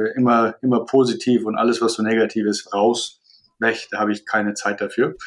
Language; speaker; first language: German; non-native, fluent; Malay